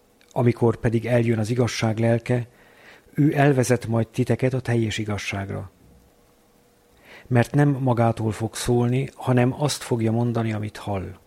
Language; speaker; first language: Hungarian; native; Hungarian